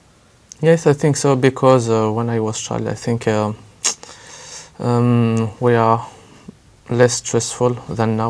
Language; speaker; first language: English; non-native, learner; French